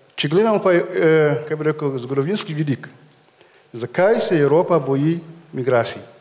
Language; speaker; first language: Slovenian; non-native, fluent; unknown